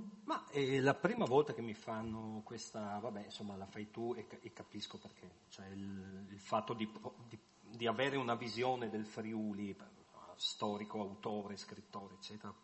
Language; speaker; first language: Italian; native; Italian